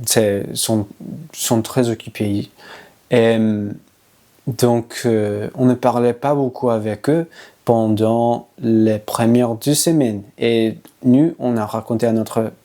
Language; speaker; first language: French; non-native, learner; English